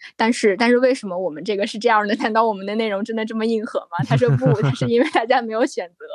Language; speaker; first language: Chinese; native; Chinese